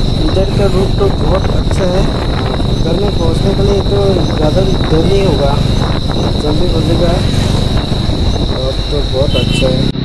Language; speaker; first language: Hindi; non-native, local second language; Kok Borok